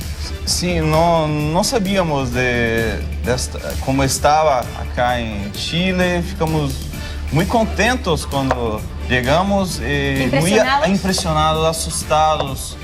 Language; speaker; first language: Spanish; non-native, learner; Portuguese